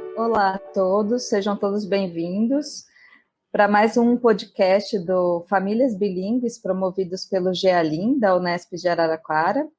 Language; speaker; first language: Portuguese; native; Portuguese